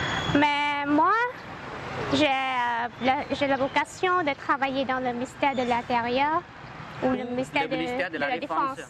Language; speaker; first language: French; non-native, learner; Khmer